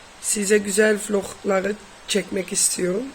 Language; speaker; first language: Turkish; non-native, fluent; Dutch